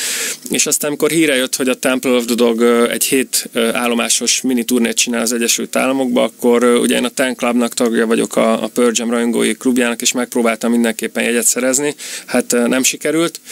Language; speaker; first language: Hungarian; native; Hungarian